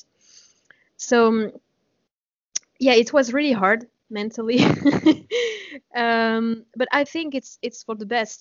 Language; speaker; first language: English; non-native, fluent; French